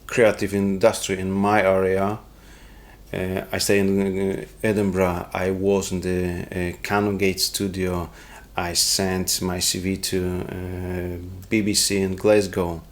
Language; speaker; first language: English; non-native, learner; Polish